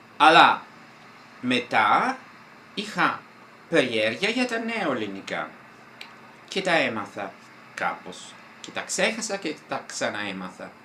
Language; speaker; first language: Greek; non-native, fluent; Italian